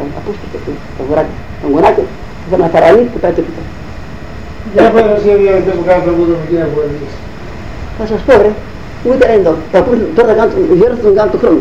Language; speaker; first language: Greek; native; Greek